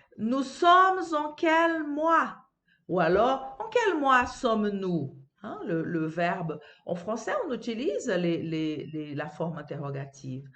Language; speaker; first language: French; non-native, fluent; Portuguese